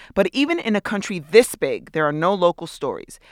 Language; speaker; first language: English; early bilingual, other home language; Spanish